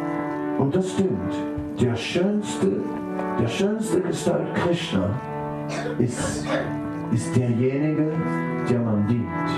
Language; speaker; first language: German; non-native, fluent; Dutch